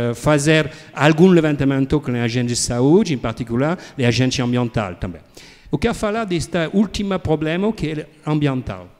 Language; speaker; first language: Portuguese; non-native, learner; French